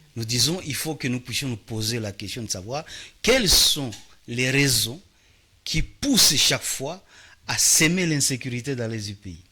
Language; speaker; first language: French; non-native, local second language; Swahili